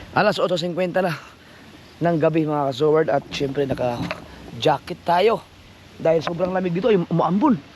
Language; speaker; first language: Filipino; non-native, local second language; Cebuano